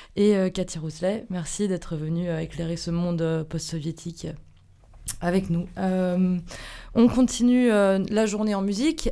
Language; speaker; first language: French; native; French